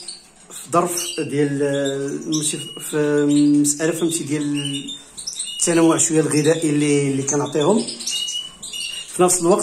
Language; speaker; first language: Arabic; native; Arabic